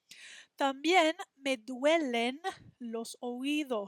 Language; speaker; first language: Spanish; non-native, fluent; English